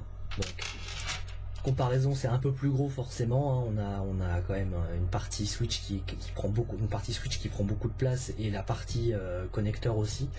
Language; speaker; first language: French; native; French